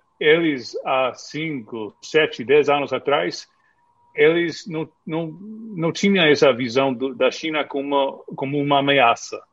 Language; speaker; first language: Portuguese; non-native, fluent; English